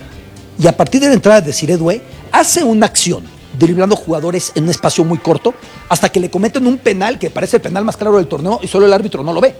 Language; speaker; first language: Spanish; native; Spanish